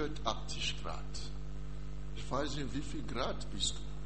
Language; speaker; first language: German; non-native, learner; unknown